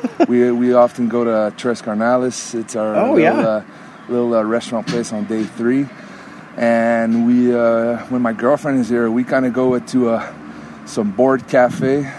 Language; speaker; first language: English; native; English